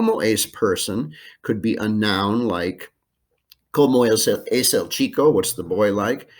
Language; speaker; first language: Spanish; non-native, fluent; English